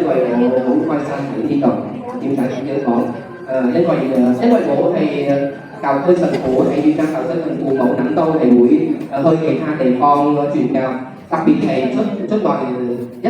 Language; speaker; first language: Cantonese; non-native, learner; Vietnamese